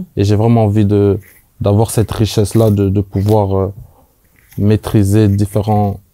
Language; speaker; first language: French; native; French